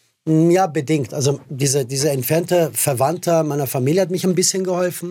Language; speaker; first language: German; non-native, fluent; Persian